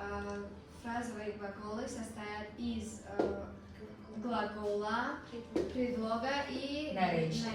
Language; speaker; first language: Russian; non-native, local second language; Tajik